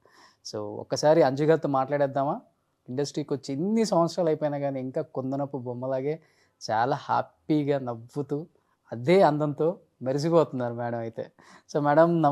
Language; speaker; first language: Telugu; native; Telugu